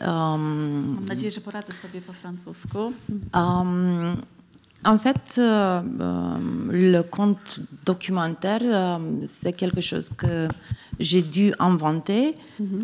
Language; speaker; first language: French; non-native, fluent; Romanian